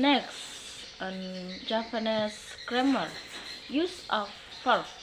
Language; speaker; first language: English; non-native, learner; Indonesian